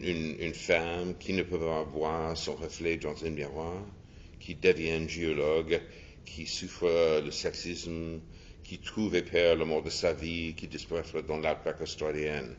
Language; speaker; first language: French; non-native, fluent; English